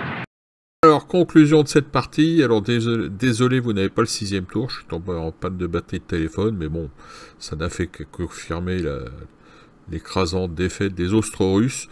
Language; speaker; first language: French; native; French